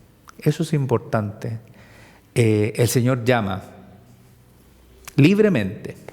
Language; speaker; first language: Spanish; native; Spanish